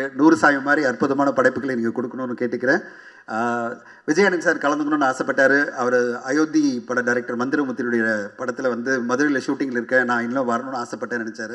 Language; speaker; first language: Tamil; native; Tamil